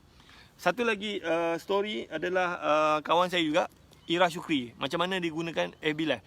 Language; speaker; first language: Malay; native; Malay